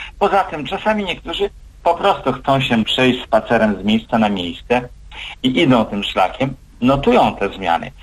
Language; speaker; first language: Polish; native; Polish